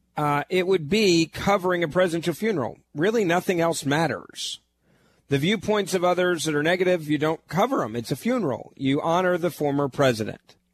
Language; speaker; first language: English; native; English